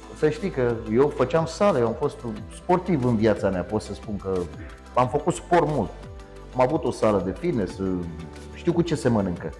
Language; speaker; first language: Romanian; native; Romanian